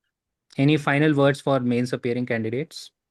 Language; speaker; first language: English; non-native, local second language; Hindi